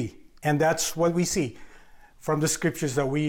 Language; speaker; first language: English; non-native, local second language; Filipino